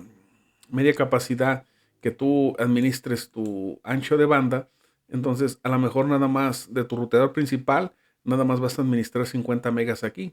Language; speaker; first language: Spanish; native; Spanish